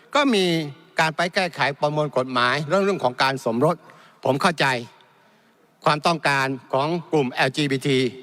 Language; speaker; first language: Thai; non-native, local second language; Malay